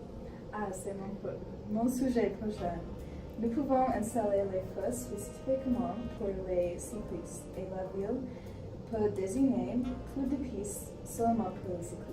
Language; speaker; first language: French; non-native, learner; English